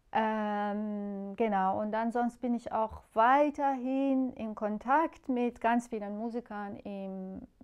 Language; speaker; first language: German; non-native, fluent; Persian